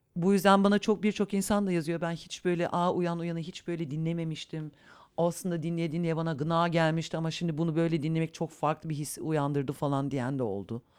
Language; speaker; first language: Turkish; early bilingual, heritage; Turkish